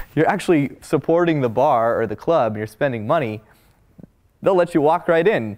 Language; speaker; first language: English; native; English